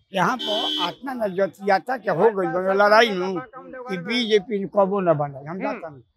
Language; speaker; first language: Hindi; native; Hindi